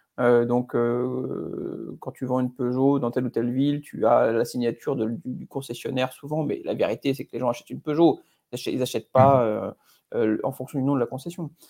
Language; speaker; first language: French; native; French